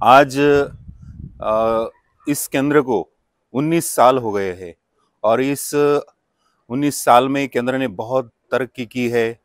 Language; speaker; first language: Hindi; non-native, local second language; Marathi